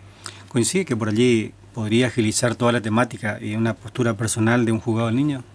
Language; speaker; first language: Spanish; native; Spanish